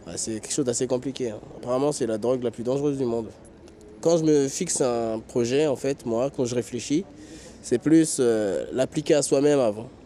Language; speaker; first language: French; native; French